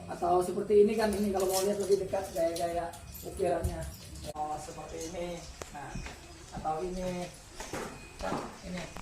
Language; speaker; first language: Indonesian; non-native, local second language; Banjar